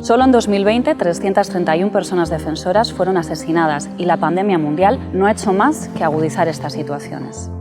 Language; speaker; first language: Spanish; native; Spanish